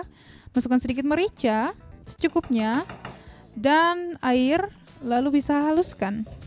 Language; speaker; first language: Indonesian; native; Indonesian